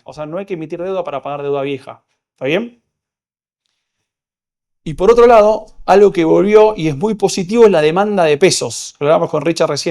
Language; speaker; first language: Spanish; native; Spanish